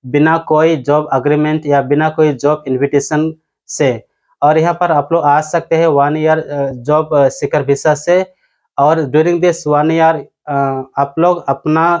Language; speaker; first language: Hindi; non-native, local second language; Odia